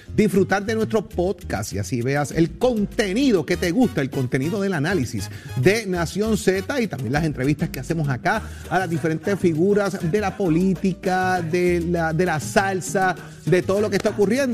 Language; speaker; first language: Spanish; native; Spanish